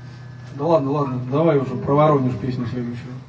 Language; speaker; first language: Russian; native; Russian